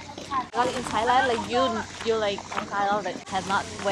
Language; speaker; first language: English; non-native, learner; Thai